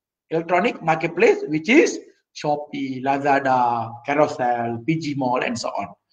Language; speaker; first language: English; non-native, local second language; Malay